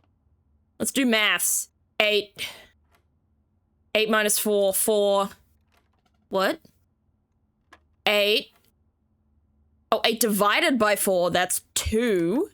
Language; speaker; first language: English; native; English